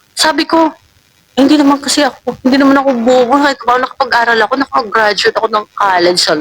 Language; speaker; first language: Filipino; non-native, local second language; Waray